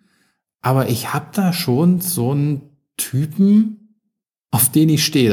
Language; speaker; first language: German; native; German